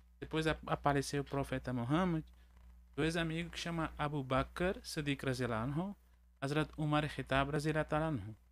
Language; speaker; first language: Portuguese; non-native, learner; Arabic